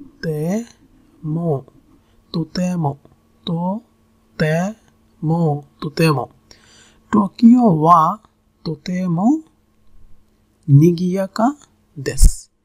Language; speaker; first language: Japanese; non-native, fluent; Bangla